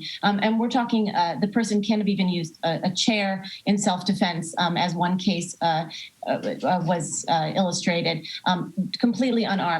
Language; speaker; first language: English; native; English